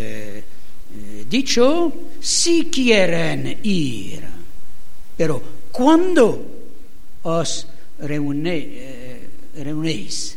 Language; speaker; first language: Spanish; non-native, fluent; French